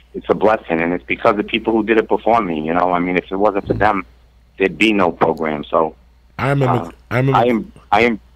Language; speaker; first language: English; native; English